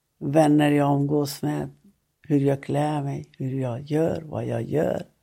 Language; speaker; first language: Swedish; non-native, fluent; Persian